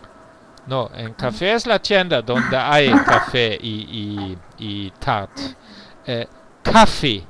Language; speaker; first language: Spanish; non-native, learner; German